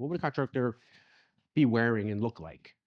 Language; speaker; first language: English; native; English